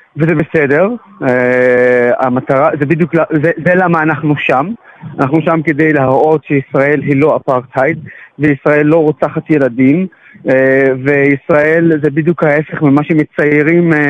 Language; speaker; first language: Hebrew; non-native, local second language; Arabic